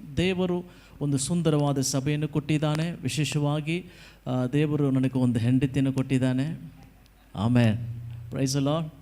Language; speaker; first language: Kannada; non-native, local second language; Tamil